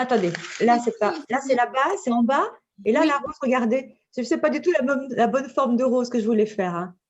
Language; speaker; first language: French; native; French